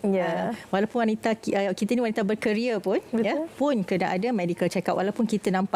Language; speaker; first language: Malay; native; Malay